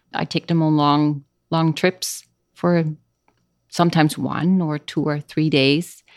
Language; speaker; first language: English; non-native, fluent; Dutch